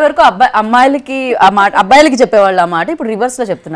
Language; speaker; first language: Telugu; native; Telugu